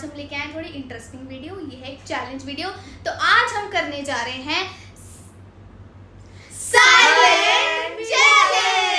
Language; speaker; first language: Hindi; native; Hindi